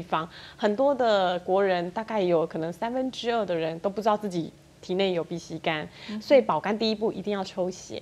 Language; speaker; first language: Chinese; native; Chinese